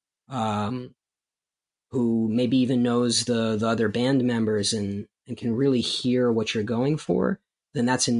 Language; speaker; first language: English; native; English